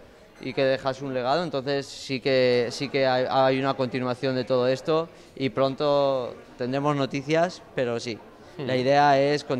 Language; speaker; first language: Spanish; native; Spanish